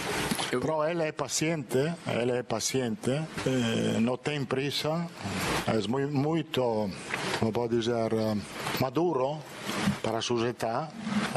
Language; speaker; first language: Portuguese; non-native, fluent; Italian